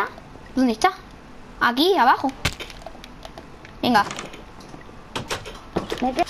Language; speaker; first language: Spanish; native; Spanish